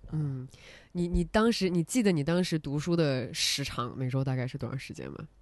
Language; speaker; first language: Chinese; native; Chinese